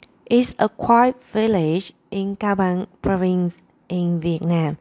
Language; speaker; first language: English; non-native, fluent; Vietnamese